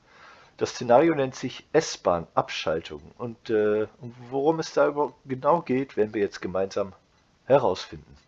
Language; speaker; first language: German; native; German